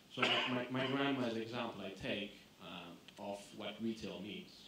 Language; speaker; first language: English; non-native, fluent; Greek